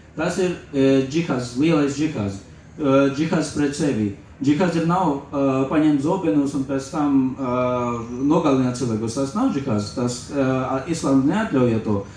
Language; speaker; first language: Latvian; non-native, learner; Urdu